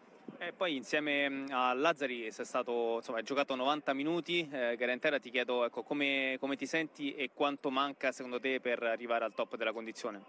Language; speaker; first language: Italian; native; Italian